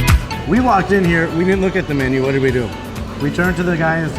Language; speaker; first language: English; native; English